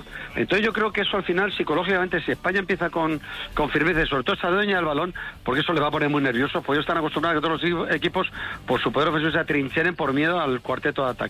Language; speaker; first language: Spanish; native; Spanish